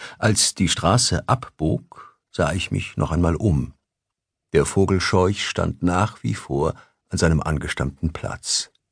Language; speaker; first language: German; native; German